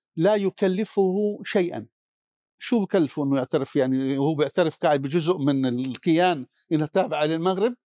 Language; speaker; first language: Arabic; native; Arabic